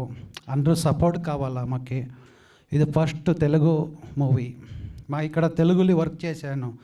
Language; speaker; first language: Telugu; non-native, learner; Kannada